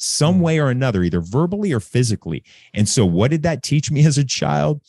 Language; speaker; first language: English; native; English